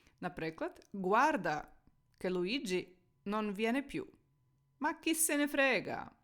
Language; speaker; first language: Italian; non-native, fluent; Ukrainian